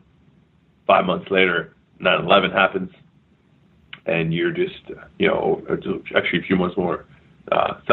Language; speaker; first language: English; early bilingual, other home language; French